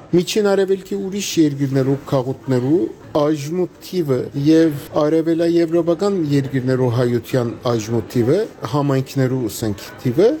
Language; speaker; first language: Armenian; native; Armenian